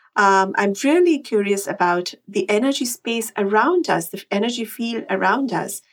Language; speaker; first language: English; non-native, local second language; Tamil